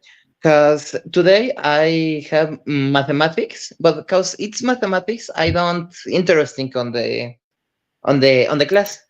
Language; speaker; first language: English; non-native, learner; Spanish